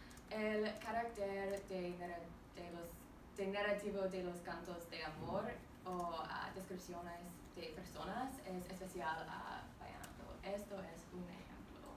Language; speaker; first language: Spanish; non-native, learner; English